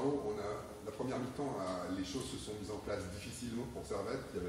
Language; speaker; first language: French; native; French